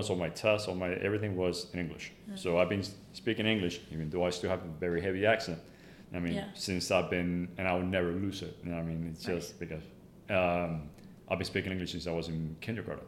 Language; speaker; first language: English; non-native, fluent; Spanish